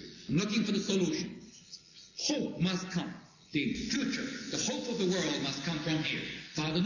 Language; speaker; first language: English; non-native, fluent; Korean